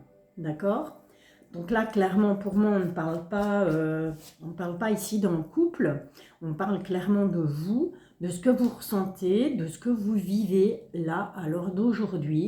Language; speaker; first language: French; native; French